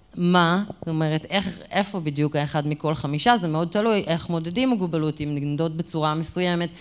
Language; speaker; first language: Hebrew; native; Hebrew